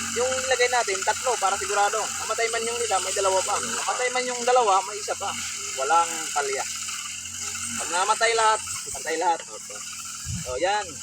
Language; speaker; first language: Filipino; non-native, local second language; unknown